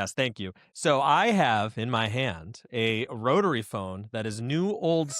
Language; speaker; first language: English; native; English